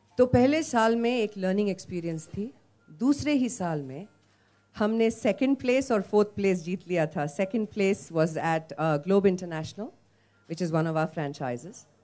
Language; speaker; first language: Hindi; native; Hindi